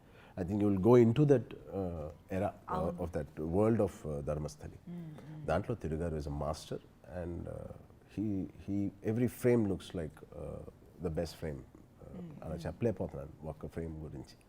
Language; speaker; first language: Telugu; native; Telugu